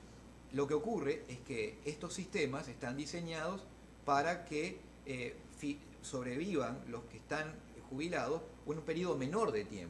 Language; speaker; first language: Spanish; native; Spanish